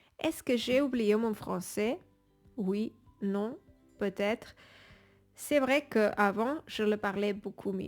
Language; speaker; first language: French; non-native, fluent; Spanish